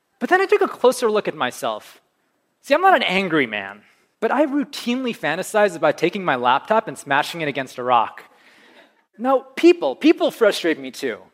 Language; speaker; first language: English; early bilingual, other home language; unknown